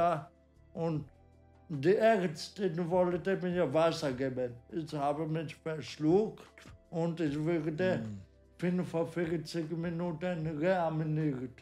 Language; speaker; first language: German; non-native, learner; Polish